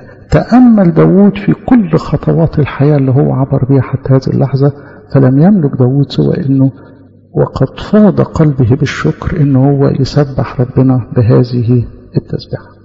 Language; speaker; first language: Arabic; native; Arabic